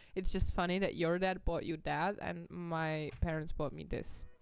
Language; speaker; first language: English; non-native, fluent; Czech